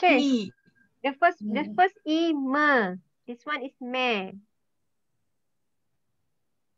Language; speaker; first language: English; non-native, learner; Malay